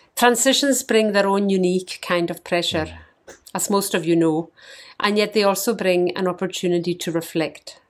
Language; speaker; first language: English; native; English